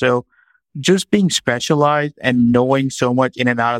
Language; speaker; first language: English; non-native, local second language; Urdu